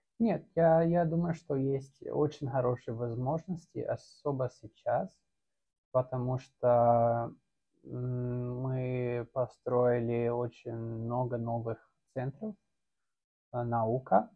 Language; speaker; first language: Russian; non-native, fluent; English